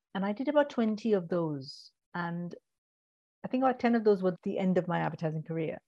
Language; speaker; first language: English; non-native, local second language; Malayalam